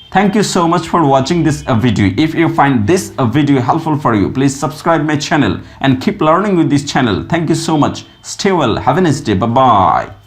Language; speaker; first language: English; non-native, local second language; Bangla